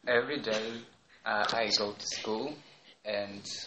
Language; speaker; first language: English; non-native, learner; Russian